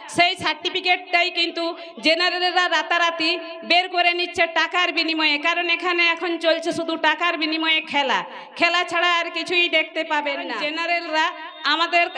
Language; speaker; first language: Bangla; non-native, local second language; Santali